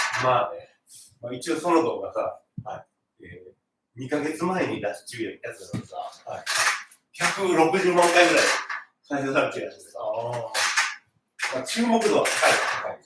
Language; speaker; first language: Japanese; native; Japanese